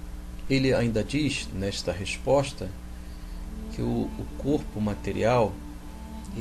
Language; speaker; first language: Portuguese; native; Portuguese